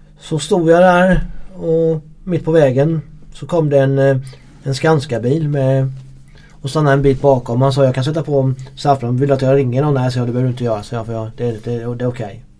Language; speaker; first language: Swedish; native; Swedish